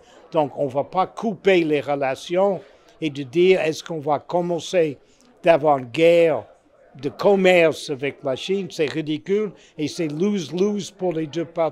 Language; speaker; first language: French; non-native, fluent; English